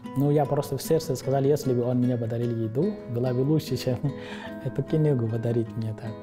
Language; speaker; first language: Russian; non-native, fluent; Arabic